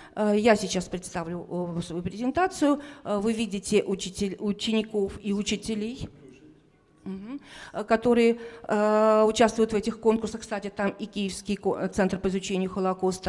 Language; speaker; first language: Russian; native; Russian